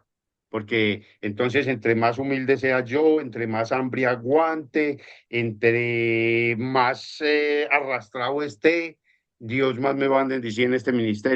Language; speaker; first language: Spanish; native; Spanish